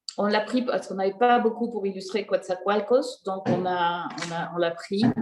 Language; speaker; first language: French; native; French